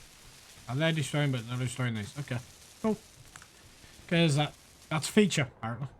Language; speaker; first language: English; native; English